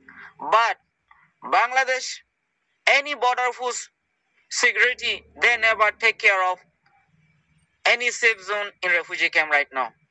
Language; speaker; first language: English; non-native, learner; Rohingya